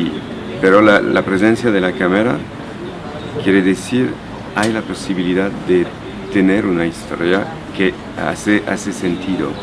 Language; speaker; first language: Spanish; non-native, fluent; French